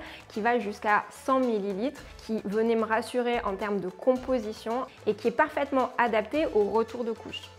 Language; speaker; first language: French; native; French